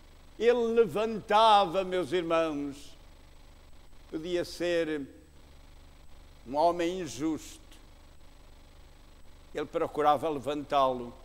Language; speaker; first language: Portuguese; native; Portuguese